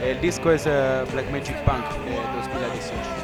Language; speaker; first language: Spanish; non-native, learner; Italian